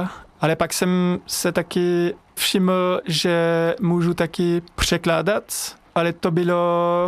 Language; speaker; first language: Czech; non-native, fluent; French